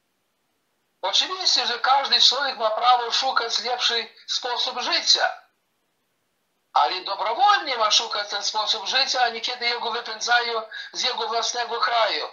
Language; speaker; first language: Polish; early bilingual, heritage; Polish